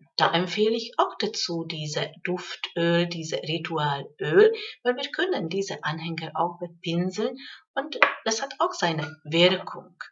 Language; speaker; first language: German; non-native, fluent; Hungarian